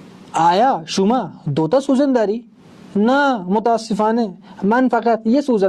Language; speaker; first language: Persian; non-native, fluent; Urdu